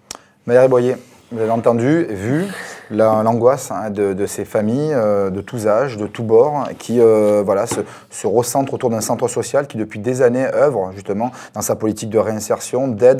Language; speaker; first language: French; native; French